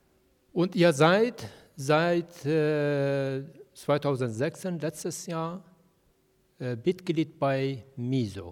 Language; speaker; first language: German; non-native, fluent; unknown